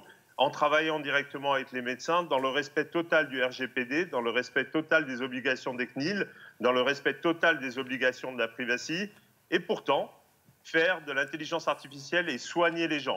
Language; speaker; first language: French; native; French